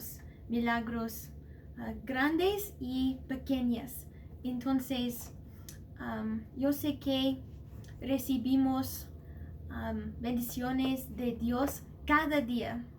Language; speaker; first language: Spanish; non-native, learner; English